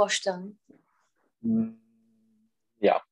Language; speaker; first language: German; non-native, learner; Czech